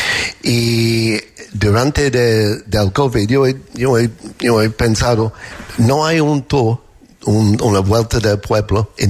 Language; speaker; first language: Spanish; non-native, fluent; English